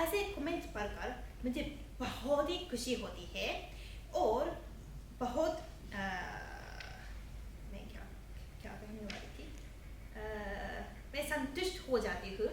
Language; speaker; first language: Hindi; non-native, fluent; Japanese